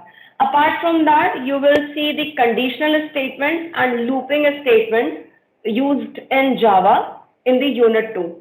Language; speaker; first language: English; non-native, local second language; Hindi